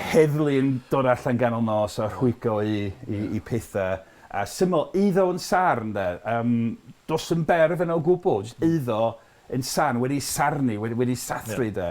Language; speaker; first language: Welsh; non-native, fluent; English